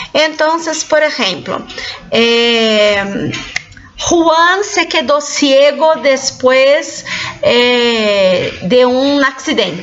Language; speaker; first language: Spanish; non-native, fluent; Portuguese